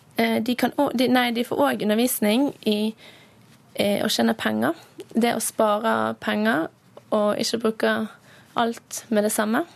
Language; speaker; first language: Norwegian; native; Norwegian